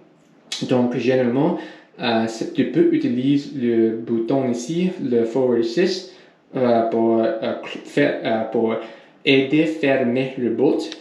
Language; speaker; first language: French; non-native, learner; English